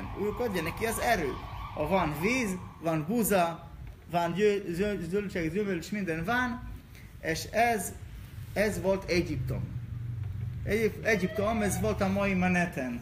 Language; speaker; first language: Hungarian; non-native, learner; Hebrew